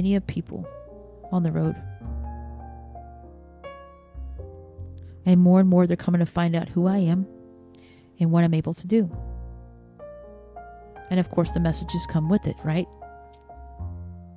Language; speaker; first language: English; native; English